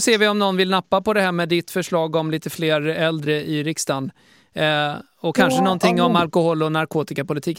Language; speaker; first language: Swedish; native; Swedish